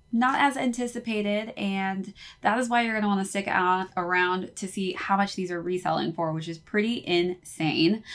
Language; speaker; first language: English; native; English